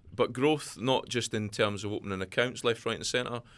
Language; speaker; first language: English; native; English